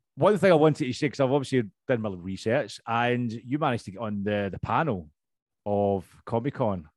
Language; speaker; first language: English; native; English